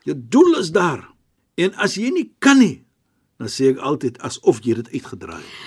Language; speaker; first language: Afrikaans; non-native, fluent; Arabic